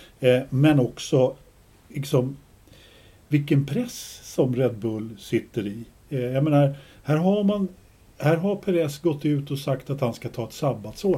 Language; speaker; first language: Swedish; native; Swedish